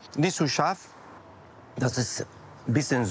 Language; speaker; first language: German; non-native, learner; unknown